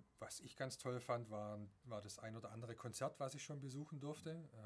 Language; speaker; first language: German; native; German